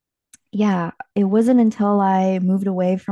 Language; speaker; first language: English; early bilingual, other home language; Chinese